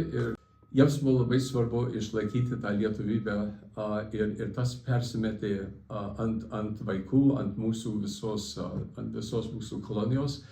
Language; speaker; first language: Lithuanian; early bilingual, heritage; Lithuanian